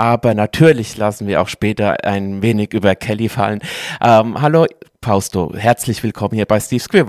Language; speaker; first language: German; native; German